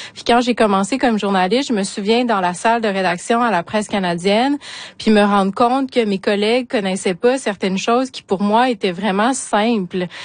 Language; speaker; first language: French; native; French